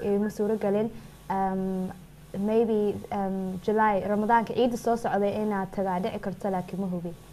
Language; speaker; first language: Somali; early bilingual, heritage; Somali